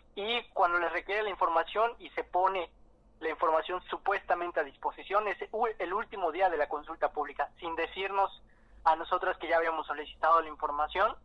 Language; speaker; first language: Spanish; native; Spanish